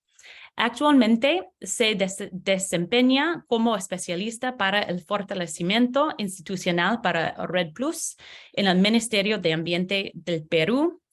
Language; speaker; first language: Spanish; non-native, learner; English